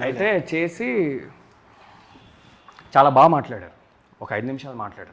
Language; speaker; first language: Telugu; native; Telugu